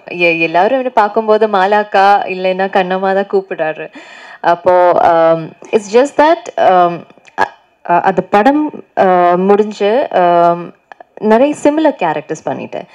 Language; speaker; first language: Tamil; non-native, fluent; Malayalam